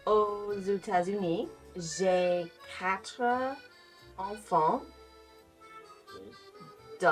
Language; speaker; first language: French; non-native, learner; English